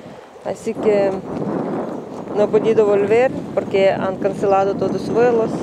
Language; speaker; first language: Spanish; non-native, learner; Russian